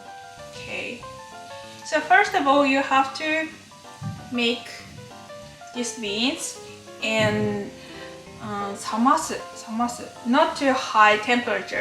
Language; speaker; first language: English; non-native, learner; Japanese